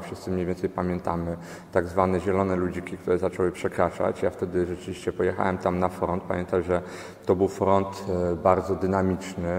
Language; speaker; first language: Polish; native; Polish